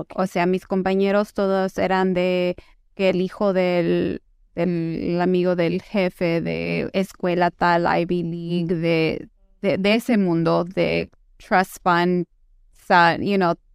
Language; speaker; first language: Spanish; early bilingual, heritage; Spanish